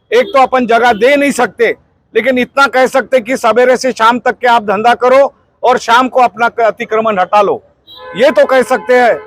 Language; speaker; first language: Hindi; non-native, local second language; Marathi